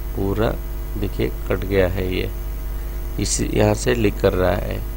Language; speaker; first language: Hindi; non-native, local second language; Odia